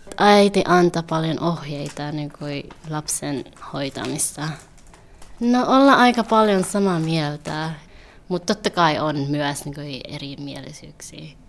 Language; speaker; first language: Finnish; early bilingual, other home language; Vietnamese